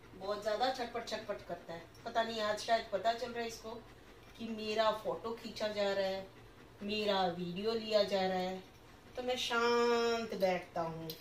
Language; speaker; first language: Hindi; non-native, local second language; Bangla